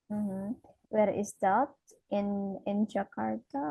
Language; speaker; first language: English; non-native, fluent; Indonesian